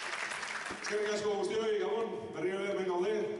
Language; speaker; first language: Basque; non-native, local second language; Spanish